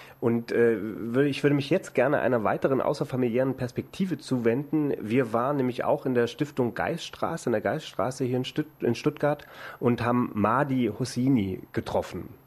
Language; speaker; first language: German; native; German